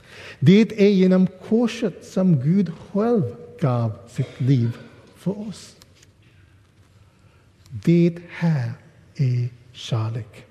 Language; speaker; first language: Swedish; non-native, fluent; English